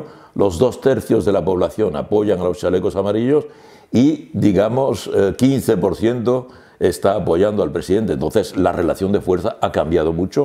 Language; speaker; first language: Spanish; native; Spanish